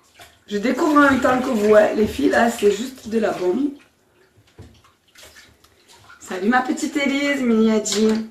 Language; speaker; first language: French; native; French